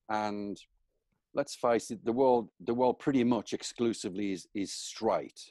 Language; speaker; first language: English; native; English